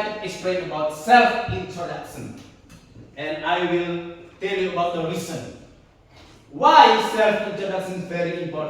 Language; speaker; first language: English; non-native, learner; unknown